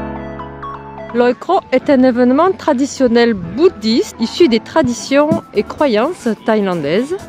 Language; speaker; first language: French; native; French